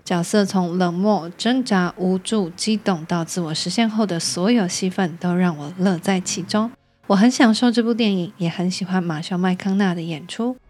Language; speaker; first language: Chinese; native; Chinese